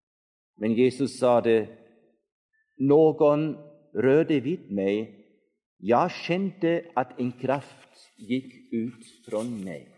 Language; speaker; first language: Swedish; non-native, fluent; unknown